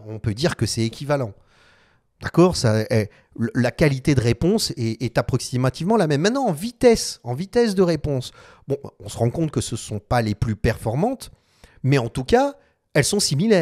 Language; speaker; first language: French; native; French